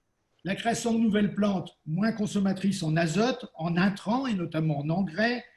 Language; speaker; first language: French; native; French